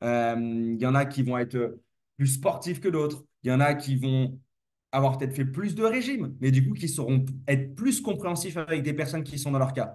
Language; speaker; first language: French; native; French